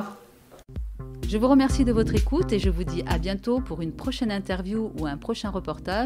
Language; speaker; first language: French; native; French